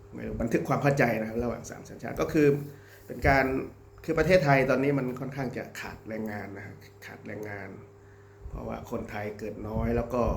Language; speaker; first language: Thai; native; Thai